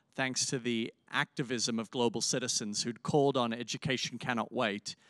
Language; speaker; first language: English; native; English